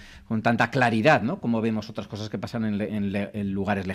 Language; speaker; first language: Spanish; native; Spanish